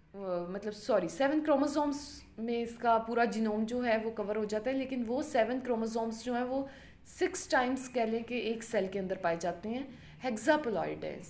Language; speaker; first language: Urdu; non-native, local second language; Punjabi